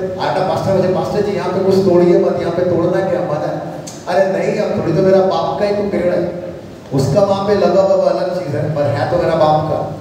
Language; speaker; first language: Hindi; non-native, local second language; Bangla